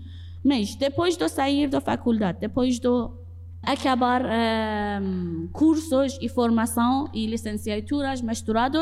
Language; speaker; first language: Portuguese; non-native, fluent; Persian